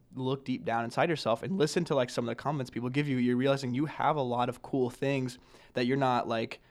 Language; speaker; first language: English; native; English